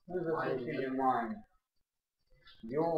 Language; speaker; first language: Russian; native; Russian